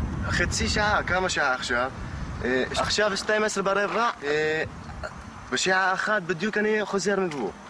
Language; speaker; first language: Hebrew; non-native, local second language; Arabic